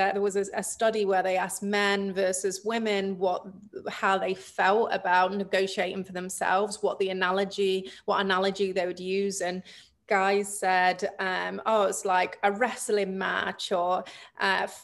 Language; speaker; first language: English; native; English